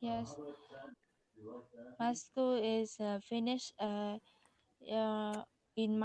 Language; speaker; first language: English; non-native, learner; Vietnamese